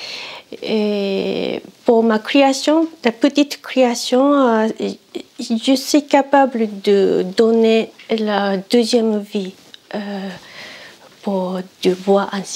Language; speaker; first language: French; non-native, learner; Japanese